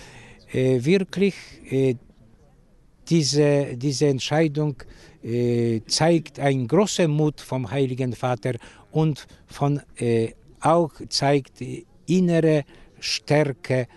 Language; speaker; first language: German; non-native, fluent; Polish